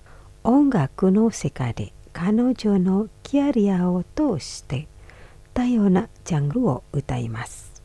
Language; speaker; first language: Japanese; non-native, fluent; Indonesian